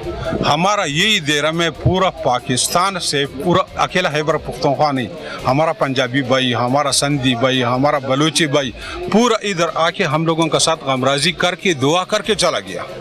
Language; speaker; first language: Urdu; non-native, local second language; Pashto